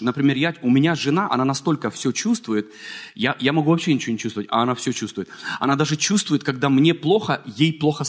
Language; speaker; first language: Russian; native; Russian